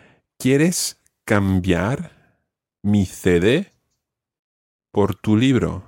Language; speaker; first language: Spanish; non-native, fluent; English